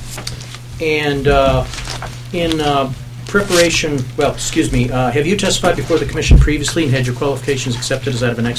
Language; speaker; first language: English; native; English